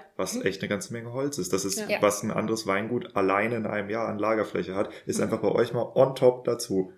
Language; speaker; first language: German; native; German